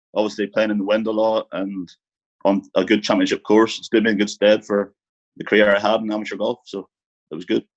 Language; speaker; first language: English; native; English